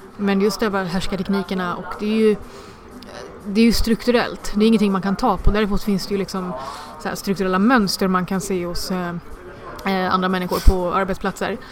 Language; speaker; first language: Swedish; native; Swedish